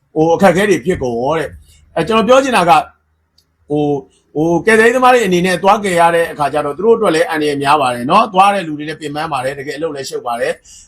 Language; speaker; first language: Burmese; native; Burmese